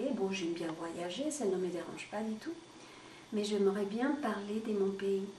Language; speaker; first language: French; non-native, fluent; Spanish